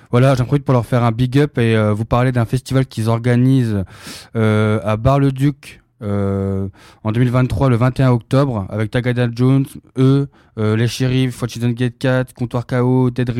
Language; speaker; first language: French; native; French